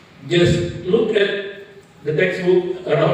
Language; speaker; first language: English; non-native, fluent; Indonesian